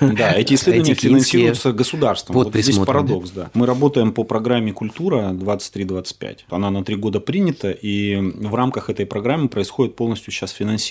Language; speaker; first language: Russian; native; Russian